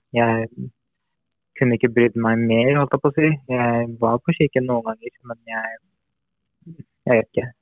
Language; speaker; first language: Norwegian; non-native, fluent; Persian